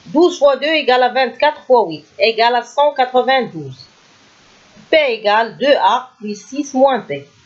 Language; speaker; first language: French; non-native, local second language; Arabic